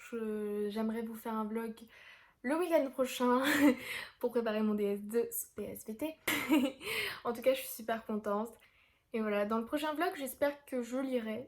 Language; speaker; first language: French; native; French